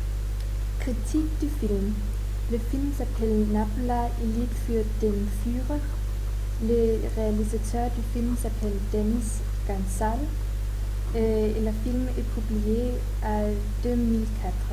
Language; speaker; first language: French; non-native, learner; German